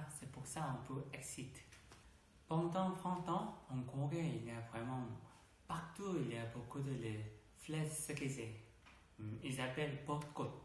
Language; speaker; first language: French; non-native, learner; Korean